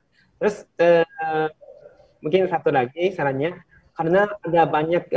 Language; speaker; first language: Indonesian; non-native, fluent; Japanese